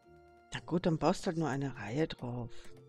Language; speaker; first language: German; native; German